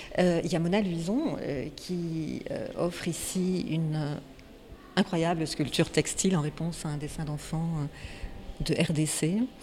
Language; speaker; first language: French; native; French